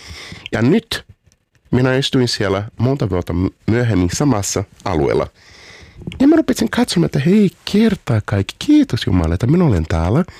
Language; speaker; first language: Finnish; non-native, learner; Portuguese